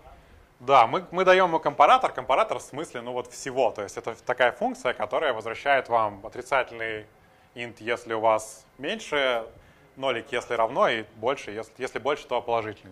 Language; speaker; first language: Russian; native; Russian